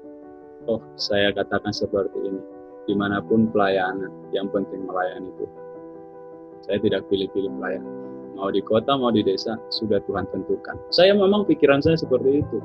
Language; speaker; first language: Indonesian; native; Indonesian